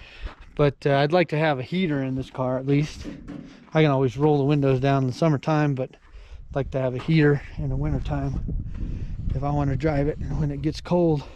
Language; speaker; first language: English; native; English